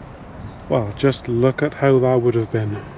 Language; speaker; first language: English; native; English